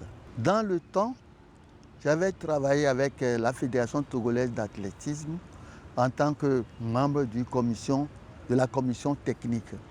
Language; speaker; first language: French; non-native, local second language; Ewe